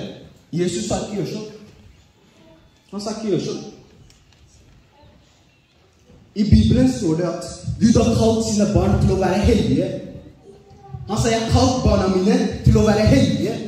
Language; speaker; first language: Norwegian; early bilingual, other home language; Oromo